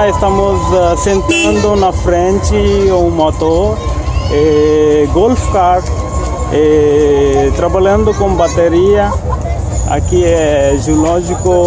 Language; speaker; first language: Portuguese; non-native, learner; Hindi